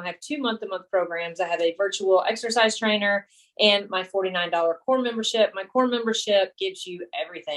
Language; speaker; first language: English; native; English